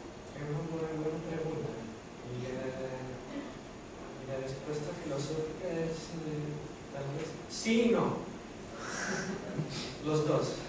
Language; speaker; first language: Portuguese; non-native, learner; Spanish